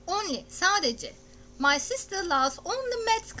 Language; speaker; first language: English; non-native, fluent; Turkish